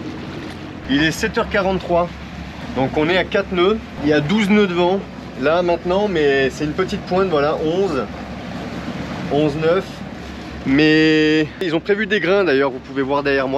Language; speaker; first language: French; native; French